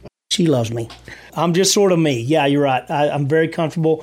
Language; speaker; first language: English; native; English